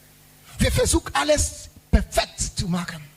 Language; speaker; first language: German; non-native, learner; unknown